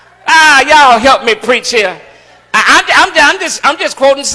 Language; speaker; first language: English; native; English